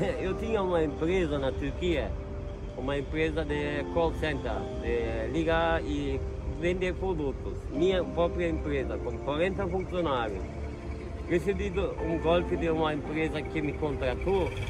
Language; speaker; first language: Portuguese; non-native, fluent; Turkish